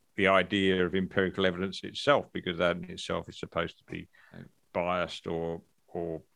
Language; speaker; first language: English; native; English